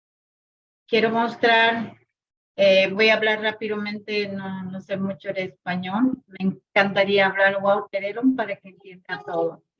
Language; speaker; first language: Spanish; non-native, local second language; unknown